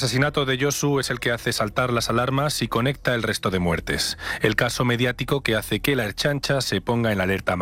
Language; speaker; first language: Spanish; native; Spanish